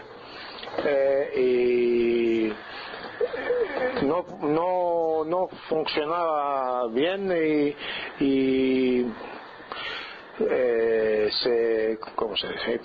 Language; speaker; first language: Spanish; non-native, fluent; Greek